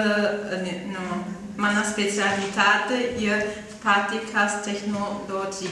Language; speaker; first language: Latvian; non-native, learner; German